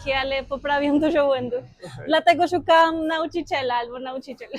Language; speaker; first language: Polish; non-native, fluent; Spanish